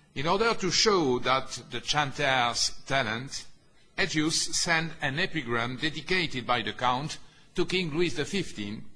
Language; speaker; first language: English; non-native, fluent; French